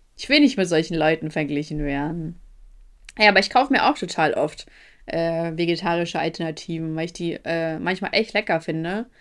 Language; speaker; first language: German; early bilingual, other home language; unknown